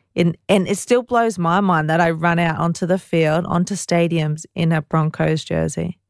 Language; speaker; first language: English; native; English